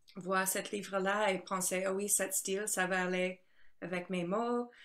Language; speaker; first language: French; non-native, learner; English